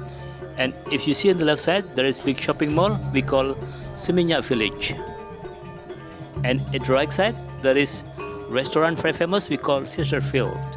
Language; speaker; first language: English; non-native, learner; Indonesian